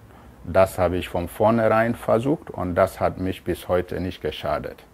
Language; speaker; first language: German; non-native, fluent; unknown